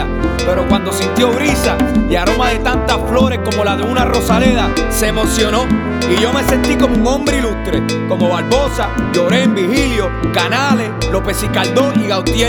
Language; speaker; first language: Spanish; native; Spanish